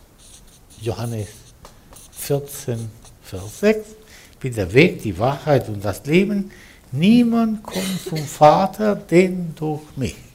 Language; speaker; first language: German; non-native, fluent; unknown